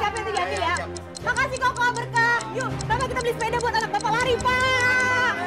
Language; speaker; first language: Indonesian; native; Indonesian